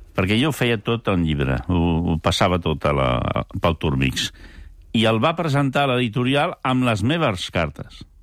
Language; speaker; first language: Catalan; early bilingual, other home language; French